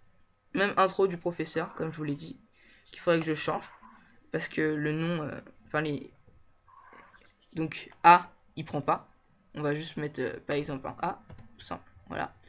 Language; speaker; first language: French; native; French